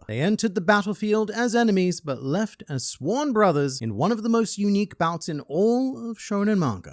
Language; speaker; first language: English; native; English